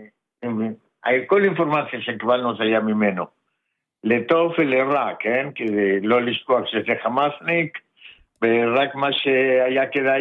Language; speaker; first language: Hebrew; non-native, fluent; Spanish